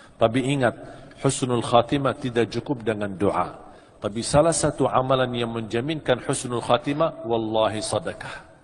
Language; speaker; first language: Malay; non-native, fluent; Arabic